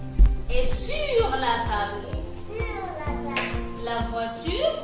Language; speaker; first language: French; non-native, local second language; Arabic